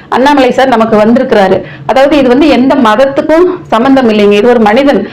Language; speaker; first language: Tamil; native; Tamil